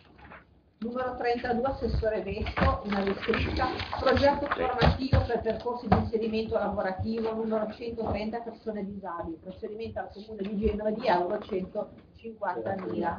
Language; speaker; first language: Italian; native; Italian